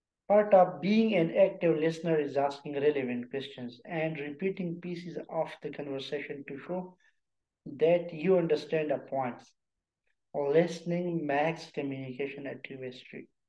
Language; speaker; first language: English; non-native, local second language; Urdu